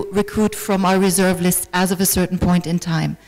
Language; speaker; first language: English; non-native, fluent; German